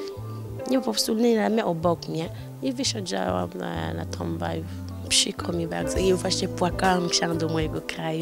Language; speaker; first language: Polish; non-native, learner; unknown